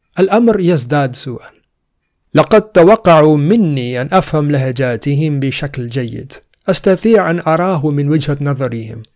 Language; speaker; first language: Arabic; non-native, fluent; Urdu